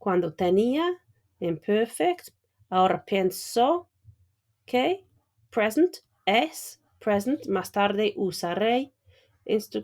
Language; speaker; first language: Spanish; non-native, fluent; English